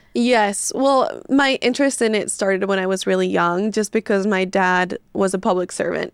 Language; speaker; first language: English; early bilingual, other home language; Spanish